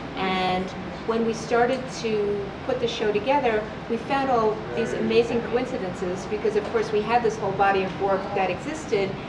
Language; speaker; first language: English; native; English